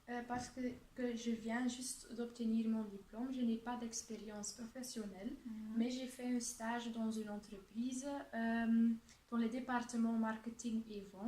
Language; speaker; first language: French; non-native, local second language; Dutch